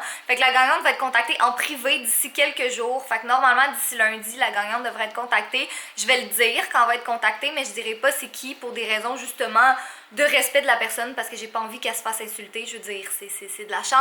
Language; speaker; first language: French; native; French